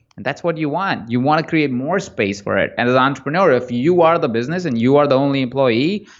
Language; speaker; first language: English; non-native, local second language; Hindi